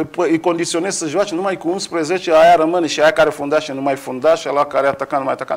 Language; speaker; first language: Romanian; non-native, fluent; Kabuverdianu